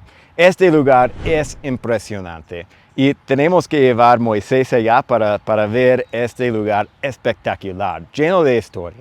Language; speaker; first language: Spanish; non-native, fluent; English